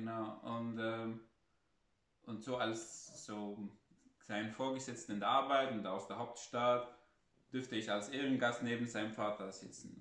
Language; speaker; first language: German; non-native, fluent; Arabic